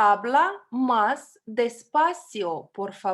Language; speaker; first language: Spanish; non-native, fluent; Russian